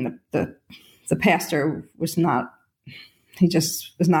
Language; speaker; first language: English; native; English